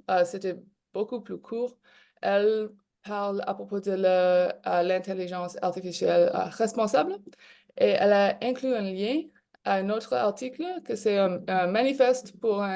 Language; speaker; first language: French; non-native, local second language; English